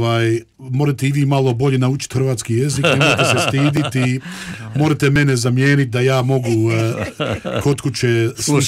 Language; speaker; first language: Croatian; early bilingual, heritage; Croatian